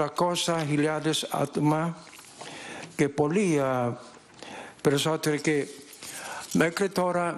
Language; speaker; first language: Greek; non-native, learner; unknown